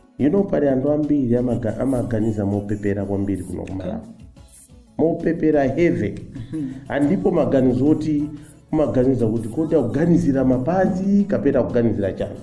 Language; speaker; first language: Nyanja; non-native, local second language; Tumbuka